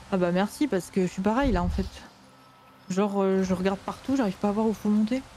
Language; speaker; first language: French; native; French